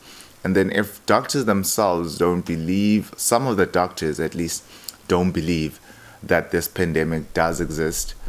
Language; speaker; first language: English; non-native, local second language; Xhosa